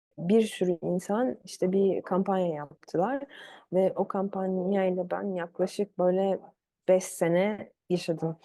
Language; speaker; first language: Turkish; early bilingual, other home language; Arabic